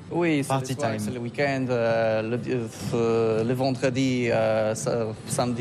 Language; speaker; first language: French; non-native, learner; Polish